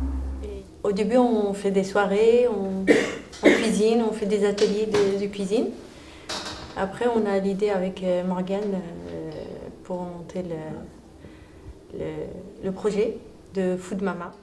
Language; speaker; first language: French; non-native, local second language; Arabic